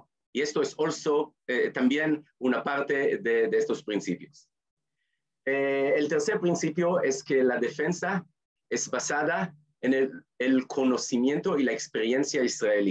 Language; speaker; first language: Spanish; non-native, fluent; Hebrew